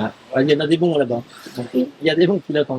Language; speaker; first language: French; native; French